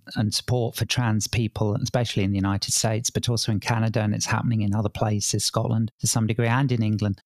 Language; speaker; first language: English; native; English